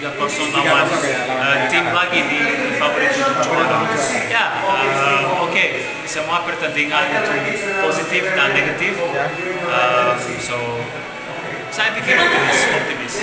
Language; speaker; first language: Indonesian; non-native, learner; Bosnian